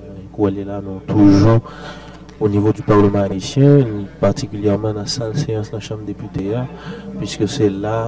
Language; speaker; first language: French; non-native, local second language; Haitian Creole